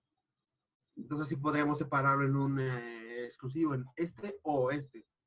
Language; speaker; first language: Spanish; native; Spanish